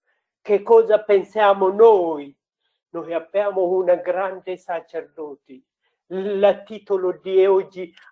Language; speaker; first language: Italian; non-native, learner; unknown